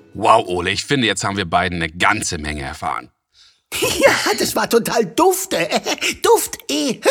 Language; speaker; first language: German; native; German